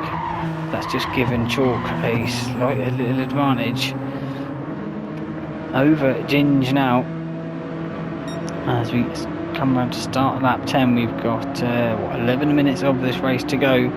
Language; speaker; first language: English; native; English